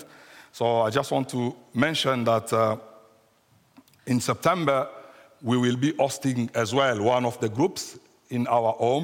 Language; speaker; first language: English; non-native, fluent; French